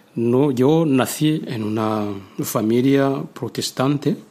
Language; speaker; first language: Spanish; non-native, fluent; Kinyarwanda